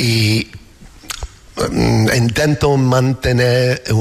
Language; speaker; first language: Spanish; non-native, learner; English